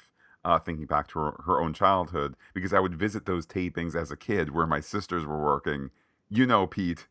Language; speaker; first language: English; native; English